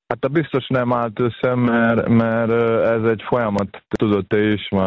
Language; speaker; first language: Hungarian; non-native, fluent; Serbian